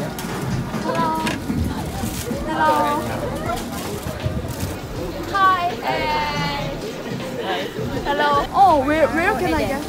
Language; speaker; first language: English; non-native, learner; Korean